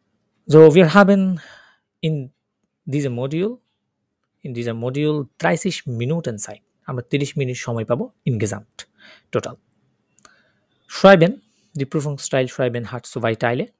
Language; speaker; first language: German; non-native, fluent; Bangla